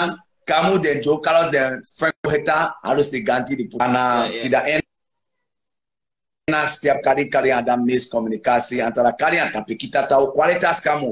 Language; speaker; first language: Indonesian; non-native, fluent; English